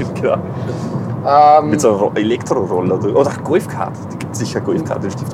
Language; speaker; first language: German; native; German